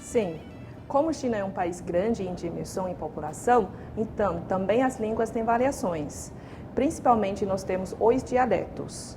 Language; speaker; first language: Portuguese; non-native, fluent; Chinese